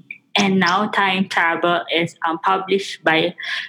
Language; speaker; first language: English; non-native, local second language; Filipino